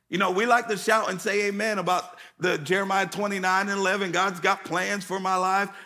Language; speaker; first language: English; native; English